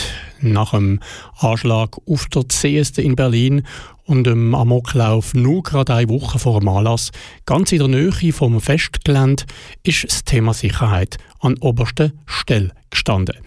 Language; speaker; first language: German; native; German